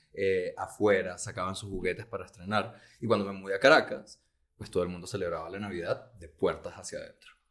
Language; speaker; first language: Spanish; native; Spanish